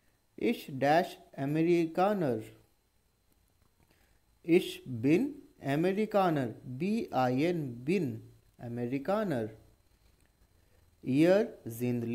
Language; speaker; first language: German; non-native, learner; Hindi